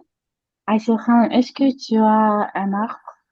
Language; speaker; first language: French; non-native, learner; Azerbaijani